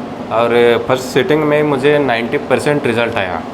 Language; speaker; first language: Hindi; non-native, local second language; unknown